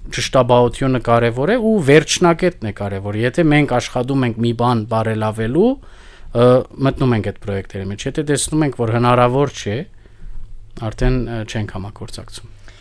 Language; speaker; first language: Armenian; early bilingual, heritage; Armenian